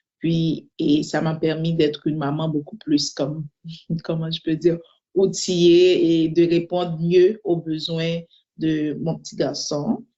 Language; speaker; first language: French; non-native, local second language; Haitian Creole